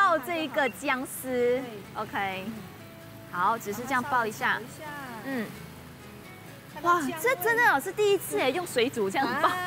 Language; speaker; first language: Chinese; native; Chinese